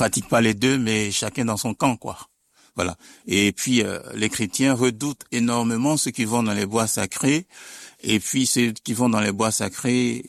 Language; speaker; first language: French; non-native, local second language; Baoulé